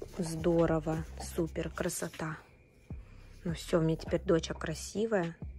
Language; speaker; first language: Russian; native; Russian